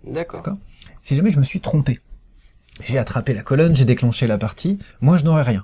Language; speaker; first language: French; native; French